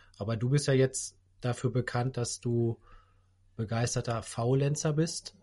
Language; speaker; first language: German; native; German